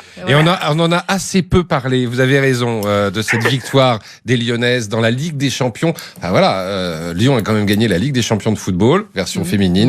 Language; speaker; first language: French; native; French